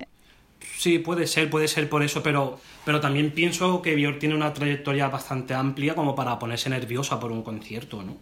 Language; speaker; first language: Spanish; native; Spanish